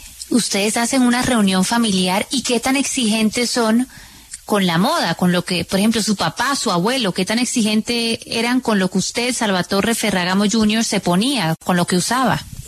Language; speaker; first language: Spanish; native; Spanish